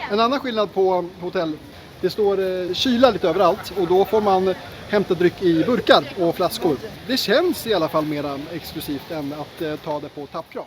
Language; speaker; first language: Swedish; native; Swedish